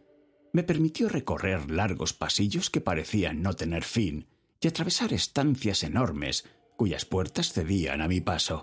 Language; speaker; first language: Spanish; native; Spanish